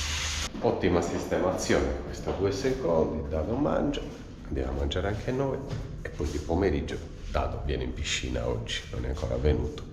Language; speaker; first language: Italian; native; Italian